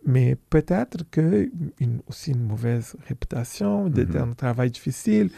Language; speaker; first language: French; non-native, fluent; Portuguese